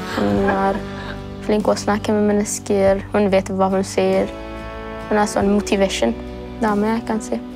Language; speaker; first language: Norwegian; non-native, learner; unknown